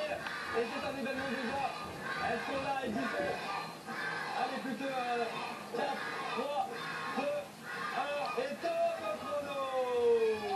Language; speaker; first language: French; native; French